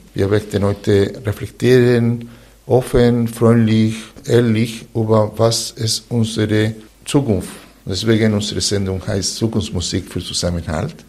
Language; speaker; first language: German; non-native, fluent; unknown